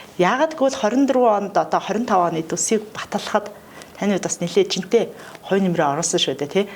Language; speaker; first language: Mongolian; native; Mongolian